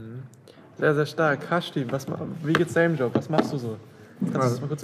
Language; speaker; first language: German; native; German